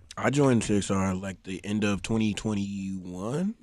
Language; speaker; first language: English; native; English